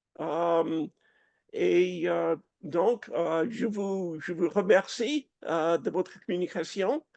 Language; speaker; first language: French; non-native, fluent; English